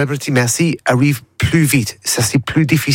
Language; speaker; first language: French; non-native, learner; English